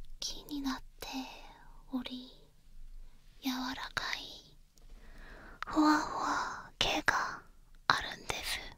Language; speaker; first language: Japanese; non-native, learner; Korean